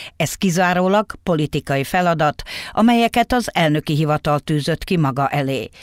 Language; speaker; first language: Hungarian; native; Hungarian